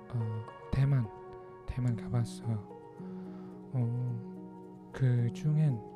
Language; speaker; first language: Korean; non-native, learner; Filipino